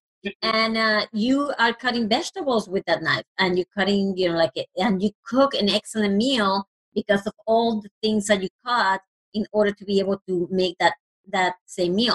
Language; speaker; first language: English; non-native, fluent; Spanish